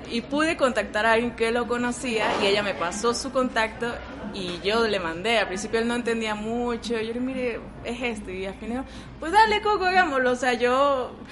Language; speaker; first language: Spanish; native; Spanish